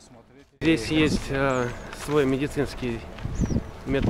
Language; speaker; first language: Russian; native; Russian